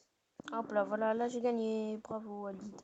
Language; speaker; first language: French; native; French